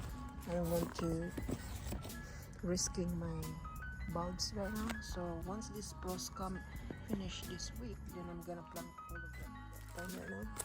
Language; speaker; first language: English; non-native, fluent; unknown